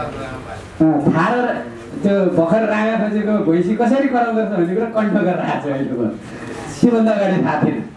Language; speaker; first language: Nepali; native; Nepali